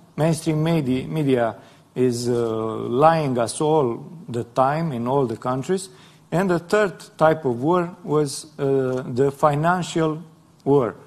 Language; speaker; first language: English; non-native, fluent; Romanian